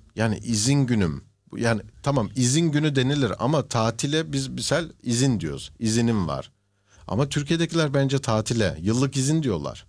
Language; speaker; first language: Turkish; native; Turkish